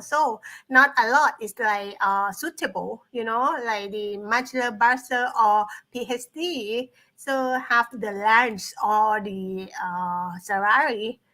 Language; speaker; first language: English; non-native, learner; Thai